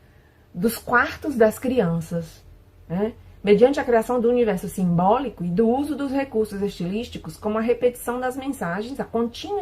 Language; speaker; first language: Portuguese; non-native, fluent; Spanish